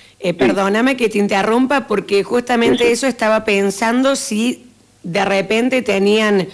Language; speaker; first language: Spanish; native; Spanish